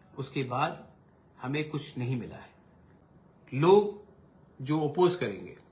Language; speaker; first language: Hindi; non-native, local second language; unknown